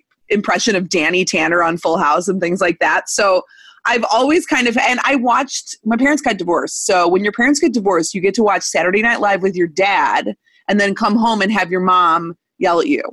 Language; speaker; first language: English; native; English